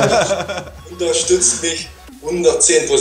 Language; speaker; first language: German; non-native, learner; Dutch